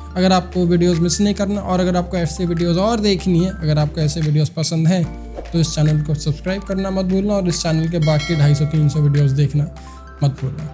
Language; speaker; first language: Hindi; non-native, local second language; Bangla